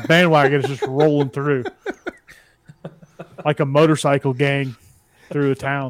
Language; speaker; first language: English; native; English